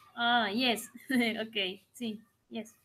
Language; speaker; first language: English; non-native, learner; Spanish